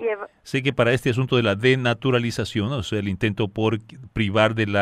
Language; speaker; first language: Spanish; native; Spanish